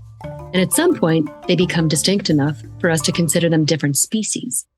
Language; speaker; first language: English; native; English